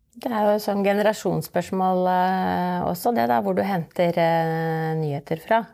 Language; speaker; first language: Norwegian; native; Norwegian